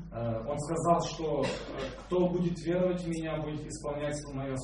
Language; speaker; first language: Russian; non-native, local second language; Ukrainian